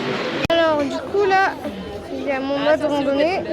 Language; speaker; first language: French; native; French